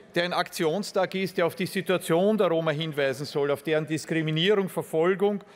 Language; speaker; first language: German; native; German